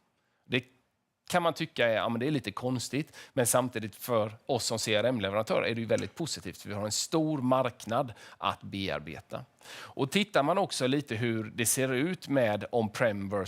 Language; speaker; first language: Swedish; native; Swedish